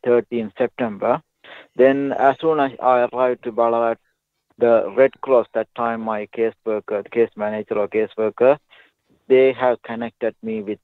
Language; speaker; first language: English; non-native, local second language; Tamil